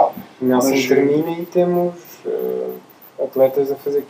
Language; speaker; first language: Portuguese; native; Portuguese